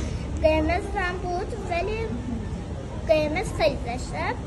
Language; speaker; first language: Persian; native; Persian